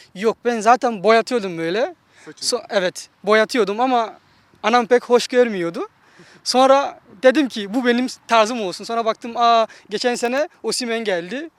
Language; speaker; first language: Turkish; non-native, fluent; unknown